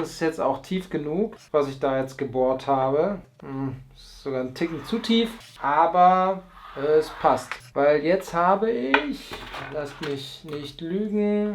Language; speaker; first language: German; native; German